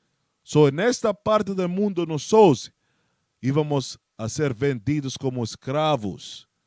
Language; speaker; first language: Portuguese; non-native, learner; Spanish